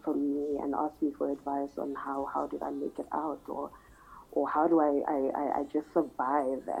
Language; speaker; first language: English; non-native, local second language; Southern Sotho